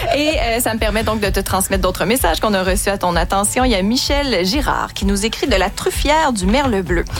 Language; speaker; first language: French; native; French